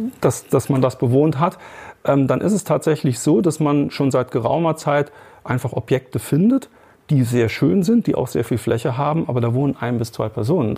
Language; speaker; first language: German; native; German